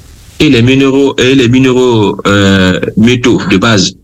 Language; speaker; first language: Spanish; non-native, learner; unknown